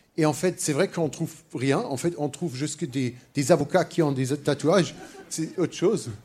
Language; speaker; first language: French; non-native, fluent; German